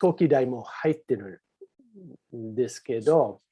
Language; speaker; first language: Japanese; non-native, fluent; English